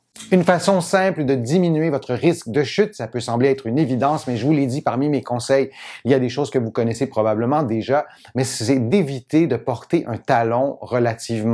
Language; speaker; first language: French; native; French